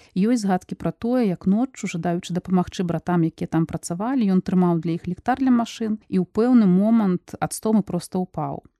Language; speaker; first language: Belarusian; non-native, local second language; Russian